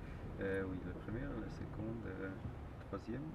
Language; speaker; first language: French; non-native, learner; Polish